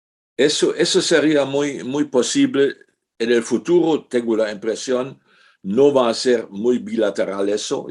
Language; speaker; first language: Spanish; non-native, fluent; German